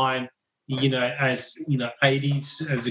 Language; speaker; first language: English; non-native, fluent; Somali